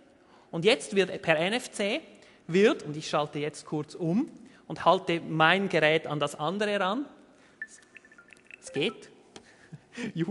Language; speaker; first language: German; native; German